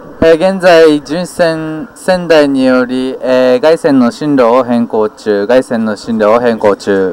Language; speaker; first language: Japanese; native; Japanese